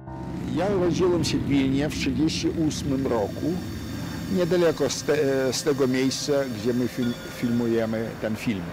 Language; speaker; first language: Polish; non-native, local second language; Yiddish